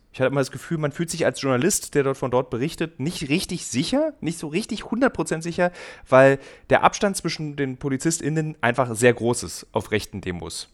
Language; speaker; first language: German; native; German